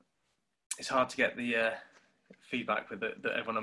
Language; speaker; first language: English; native; English